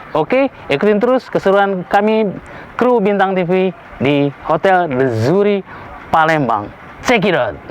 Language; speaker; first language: Indonesian; native; Indonesian